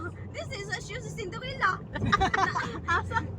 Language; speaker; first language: English; non-native, learner; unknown